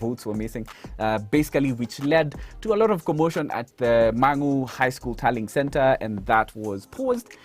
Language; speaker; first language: English; non-native, local second language; Swahili